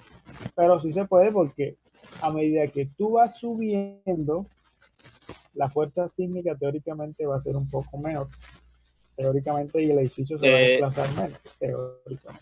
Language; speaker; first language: Spanish; native; Spanish